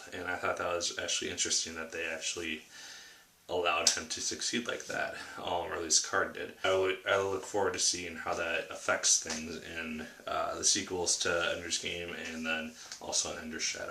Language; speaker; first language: English; native; English